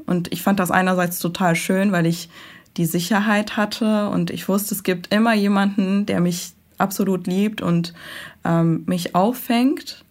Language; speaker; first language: German; early bilingual, other home language; Persian